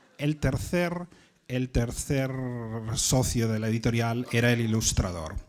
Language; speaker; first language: Spanish; native; Spanish